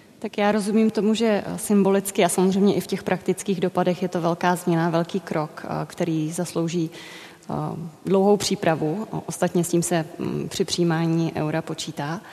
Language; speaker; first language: Czech; early bilingual, other home language; Vietnamese